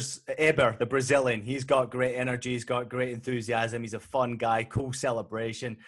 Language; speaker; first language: English; native; English